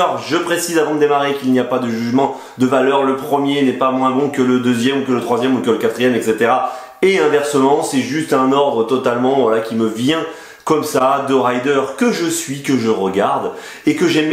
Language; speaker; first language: French; native; French